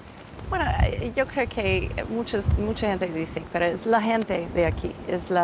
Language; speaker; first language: Spanish; non-native, learner; English